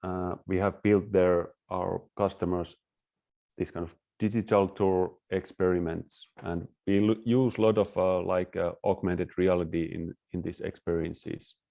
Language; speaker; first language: English; non-native, fluent; Finnish